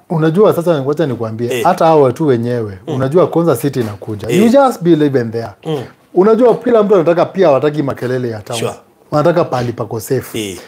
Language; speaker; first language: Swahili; native; Swahili